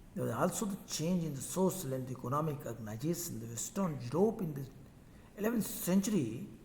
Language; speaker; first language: English; non-native, local second language; Hindi